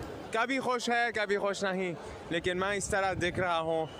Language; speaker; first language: Hindi; non-native, learner; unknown